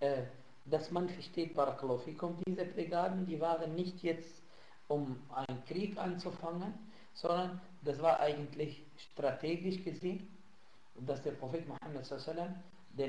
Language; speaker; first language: German; non-native, fluent; Arabic